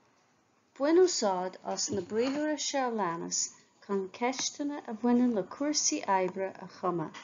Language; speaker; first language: Irish; non-native, local second language; English